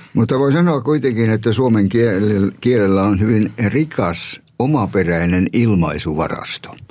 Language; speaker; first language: Finnish; native; Finnish